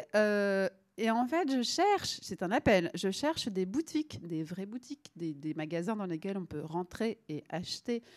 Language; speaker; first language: French; native; French